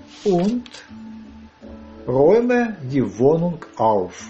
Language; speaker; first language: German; non-native, learner; Russian